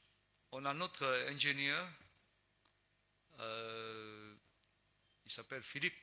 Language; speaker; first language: French; non-native, learner; Chinese